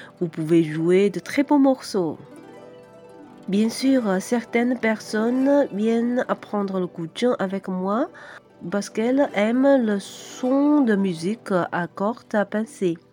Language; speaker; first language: French; non-native, fluent; Chinese